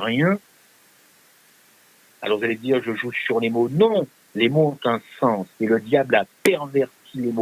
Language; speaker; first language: French; native; French